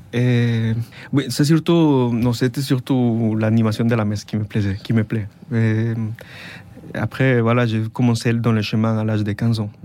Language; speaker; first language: French; non-native, fluent; Spanish